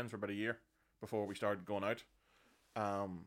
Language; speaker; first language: English; native; English